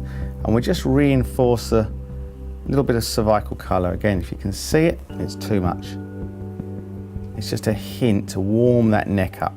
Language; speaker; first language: English; native; English